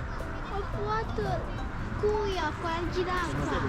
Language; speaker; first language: Italian; early bilingual, other home language; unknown